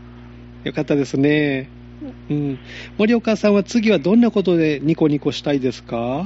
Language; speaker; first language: Japanese; native; Japanese